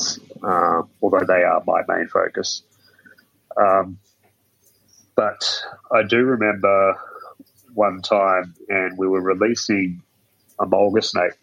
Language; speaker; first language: English; native; English